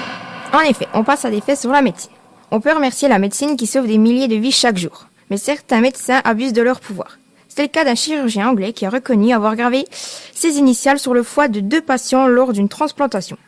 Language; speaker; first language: French; native; French